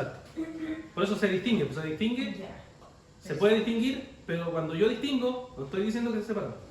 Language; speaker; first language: Spanish; native; Spanish